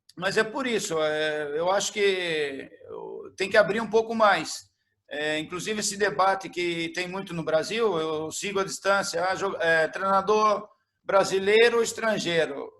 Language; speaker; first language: Portuguese; native; Portuguese